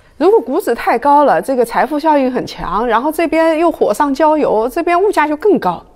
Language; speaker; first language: Chinese; native; Chinese